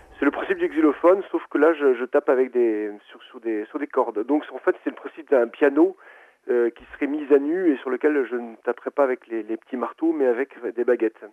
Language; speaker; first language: French; native; French